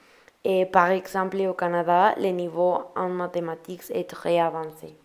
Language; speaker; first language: French; non-native, learner; Spanish